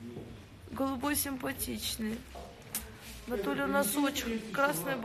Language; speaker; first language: Russian; native; Russian